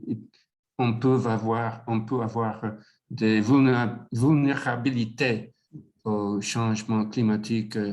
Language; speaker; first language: French; non-native, learner; English